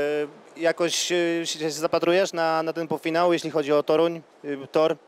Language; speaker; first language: Polish; native; Polish